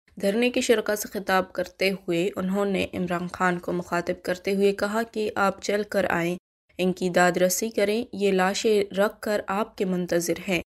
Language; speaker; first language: Urdu; non-native, local second language; Baluchi